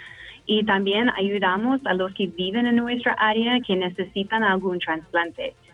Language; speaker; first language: Spanish; non-native, fluent; English